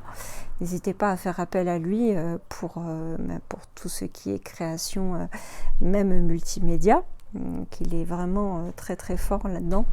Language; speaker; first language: French; native; French